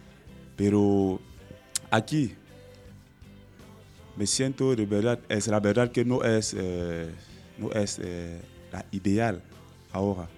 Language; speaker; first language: Spanish; non-native, learner; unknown